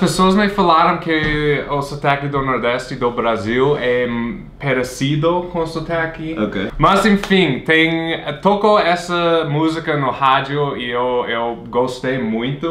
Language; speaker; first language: Portuguese; non-native, fluent; English